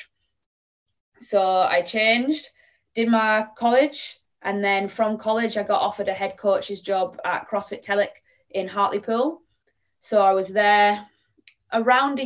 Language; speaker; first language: English; native; English